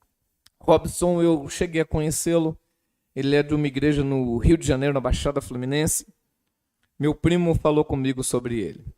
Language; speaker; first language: Portuguese; native; Portuguese